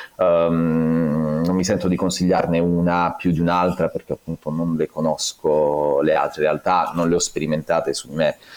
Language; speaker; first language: Italian; native; Italian